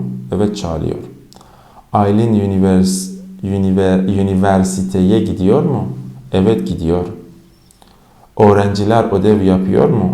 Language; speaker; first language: Turkish; non-native, fluent; Persian